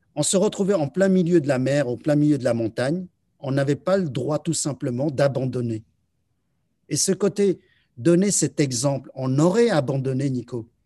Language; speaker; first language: French; early bilingual, other home language; Chinese